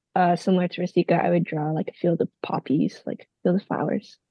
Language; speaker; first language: English; native; English